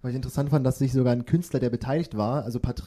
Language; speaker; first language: German; native; German